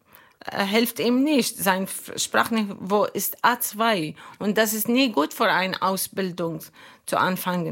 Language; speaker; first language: German; non-native, fluent; Arabic